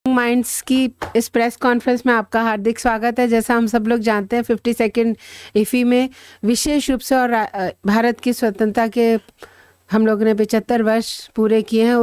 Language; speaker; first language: Hindi; native; Hindi